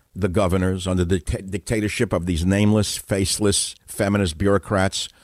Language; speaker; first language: English; native; English